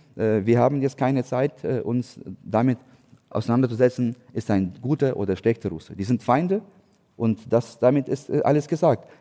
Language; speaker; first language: German; non-native, fluent; Ukrainian